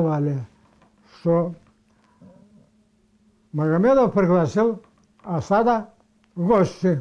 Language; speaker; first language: Russian; non-native, local second language; Karachay-Balkar